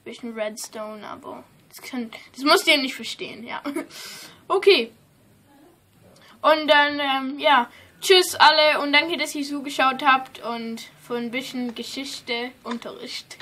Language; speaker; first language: German; non-native, fluent; English